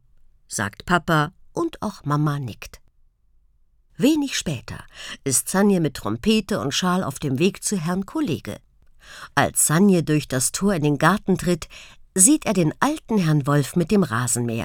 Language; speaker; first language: German; native; German